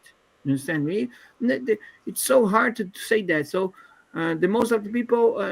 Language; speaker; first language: English; non-native, fluent; Portuguese